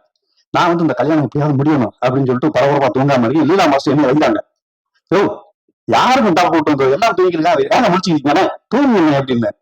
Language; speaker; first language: Tamil; native; Tamil